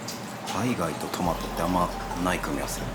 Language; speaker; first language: Japanese; native; Japanese